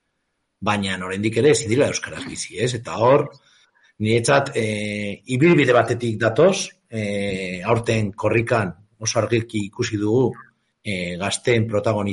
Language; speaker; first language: Basque; native; Basque